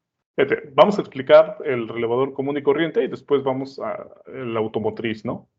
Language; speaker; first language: Spanish; native; Spanish